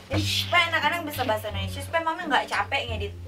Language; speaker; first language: Indonesian; native; Indonesian